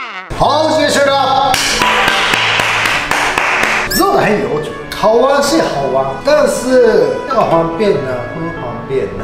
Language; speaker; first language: Chinese; non-native, learner; Japanese